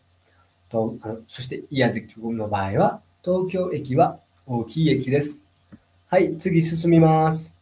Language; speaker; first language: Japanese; non-native, fluent; Nepali